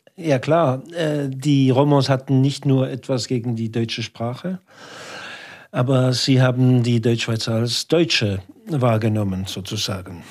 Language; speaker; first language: German; non-native, local second language; French